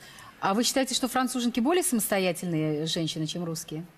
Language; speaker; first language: Russian; native; Russian